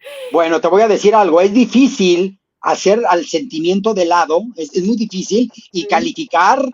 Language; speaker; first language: Spanish; native; Spanish